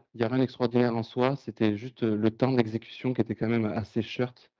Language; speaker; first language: French; native; French